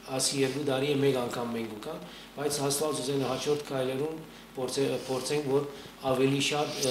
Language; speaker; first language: Armenian; native; Armenian